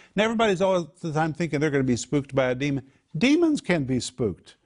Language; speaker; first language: English; native; English